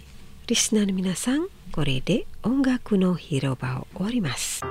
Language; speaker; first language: Japanese; non-native, fluent; Indonesian